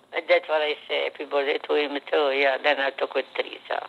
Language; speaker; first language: English; non-native, learner; Italian